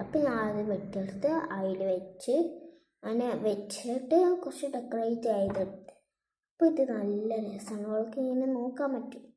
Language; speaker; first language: Malayalam; native; Malayalam